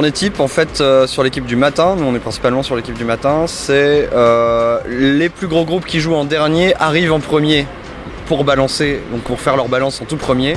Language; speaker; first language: French; native; French